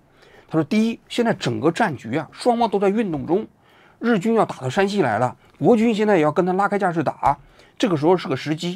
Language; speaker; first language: Chinese; native; Chinese